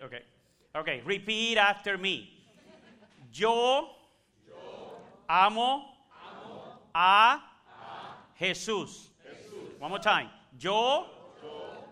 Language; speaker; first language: English; non-native, learner; Spanish